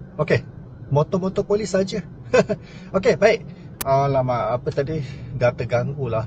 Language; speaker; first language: Malay; native; Malay